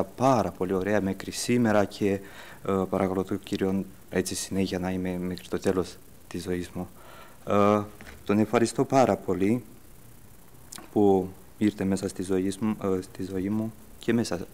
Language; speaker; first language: Greek; early bilingual, heritage; Greek